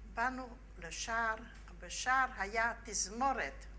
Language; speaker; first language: Hebrew; non-native, fluent; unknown